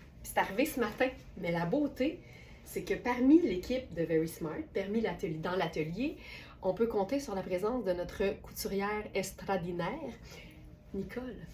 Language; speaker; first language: French; native; French